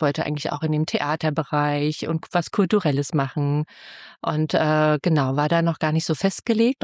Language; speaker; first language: German; native; German